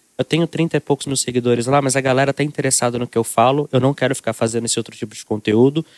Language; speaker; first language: Portuguese; native; Portuguese